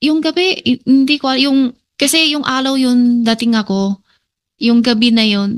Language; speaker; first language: Filipino; non-native, learner; Chinese